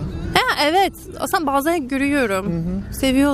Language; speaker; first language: Turkish; non-native, learner; English